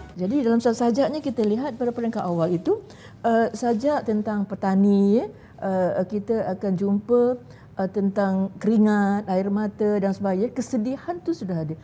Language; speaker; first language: Malay; native; Malay